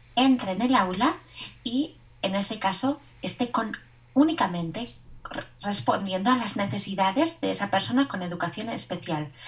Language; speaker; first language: Spanish; native; Spanish